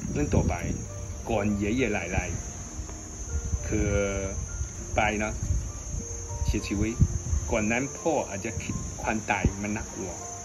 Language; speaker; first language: Thai; non-native, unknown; Chinese